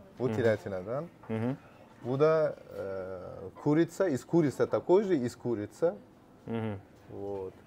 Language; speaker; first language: Russian; non-native, learner; Turkish